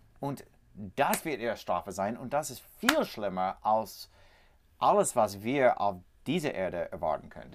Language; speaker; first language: German; non-native, learner; English